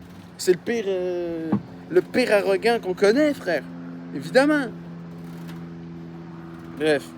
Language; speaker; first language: French; native; French